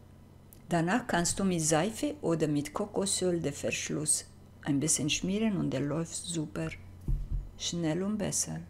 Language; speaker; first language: German; non-native, fluent; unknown